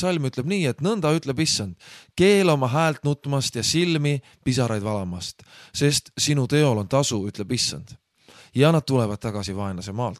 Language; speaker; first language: Estonian; native; Estonian